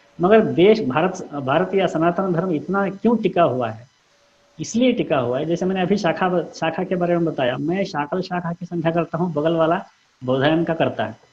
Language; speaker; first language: Hindi; non-native, local second language; Kannada